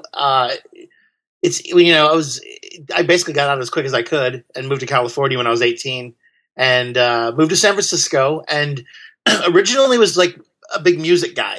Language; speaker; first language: English; native; English